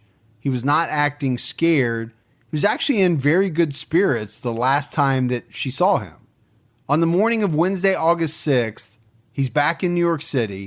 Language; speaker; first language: English; native; English